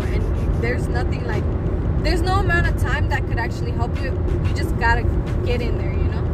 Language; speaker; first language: English; early bilingual, other home language; Spanish